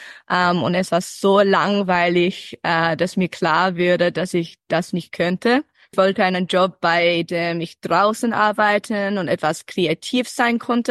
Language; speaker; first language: German; early bilingual, heritage; English